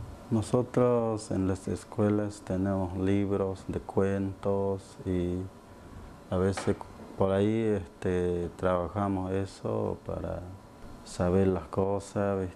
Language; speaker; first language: Spanish; non-native, local second language; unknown